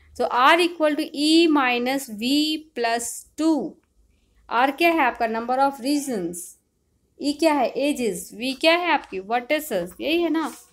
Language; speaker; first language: Hindi; native; Hindi